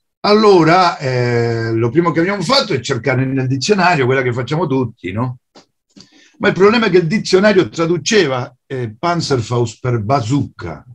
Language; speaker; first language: Italian; non-native, fluent; Spanish